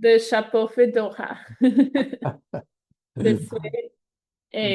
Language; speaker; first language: French; non-native, learner; Spanish